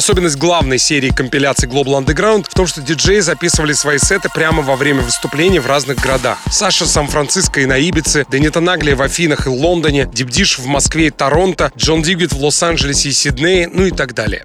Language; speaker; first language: Russian; native; Russian